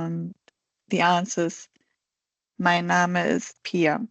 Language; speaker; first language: German; non-native, fluent; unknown